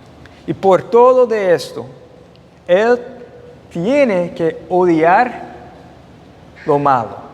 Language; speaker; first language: Spanish; non-native, fluent; English